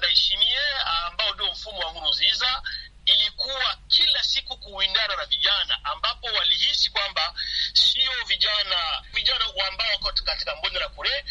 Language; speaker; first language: Swahili; non-native, local second language; Rundi